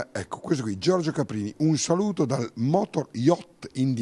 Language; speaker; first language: Italian; native; Italian